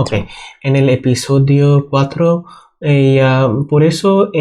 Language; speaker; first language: Spanish; non-native, fluent; Bangla